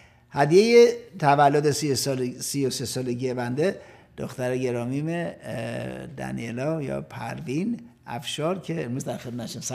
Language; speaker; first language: Persian; native; Persian